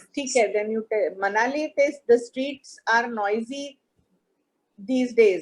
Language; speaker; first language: English; non-native, local second language; Marathi